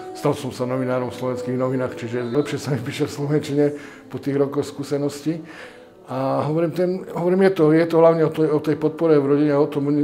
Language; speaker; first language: Slovak; non-native, local second language; Ukrainian